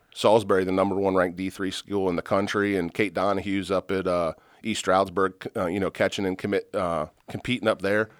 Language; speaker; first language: English; native; English